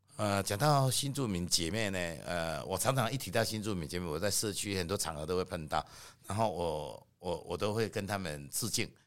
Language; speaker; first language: Chinese; native; Chinese